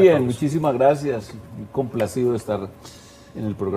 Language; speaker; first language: Spanish; native; Spanish